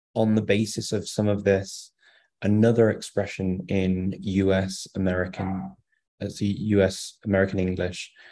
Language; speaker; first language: English; native; English